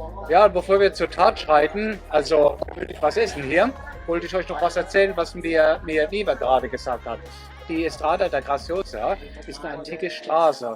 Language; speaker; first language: German; native; German